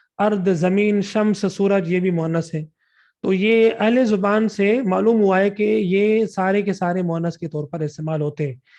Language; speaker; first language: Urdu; non-native, local second language; Sindhi